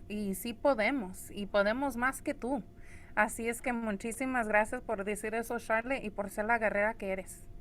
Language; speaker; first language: Spanish; early bilingual, heritage; English